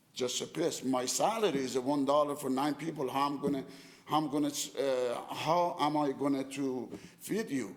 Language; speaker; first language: English; non-native, fluent; Persian